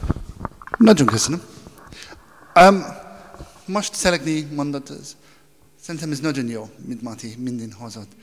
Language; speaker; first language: Hungarian; non-native, learner; English